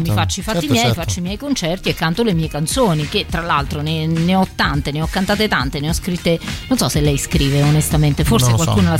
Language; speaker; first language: Italian; native; Italian